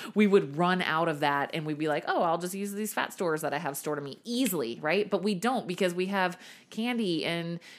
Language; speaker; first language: English; native; English